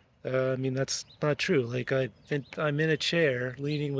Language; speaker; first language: English; native; English